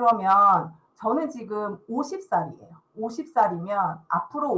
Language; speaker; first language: Korean; native; Korean